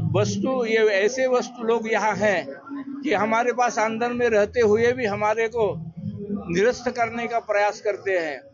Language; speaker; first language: Hindi; non-native, local second language; Gujarati